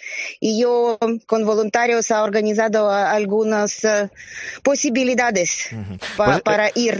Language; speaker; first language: Spanish; non-native, learner; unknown